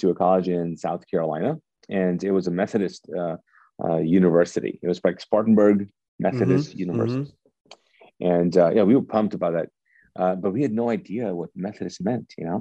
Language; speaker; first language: English; non-native, fluent; Urdu